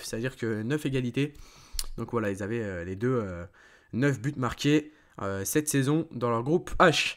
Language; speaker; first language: French; native; French